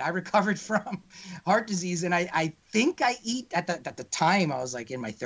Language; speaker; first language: English; native; English